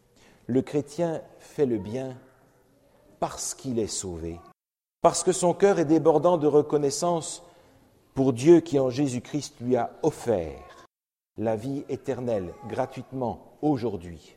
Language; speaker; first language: French; native; French